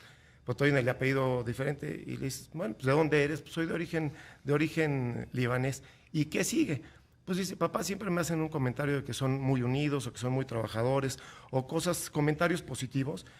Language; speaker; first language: Spanish; native; Spanish